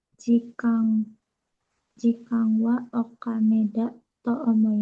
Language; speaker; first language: Japanese; non-native, learner; Indonesian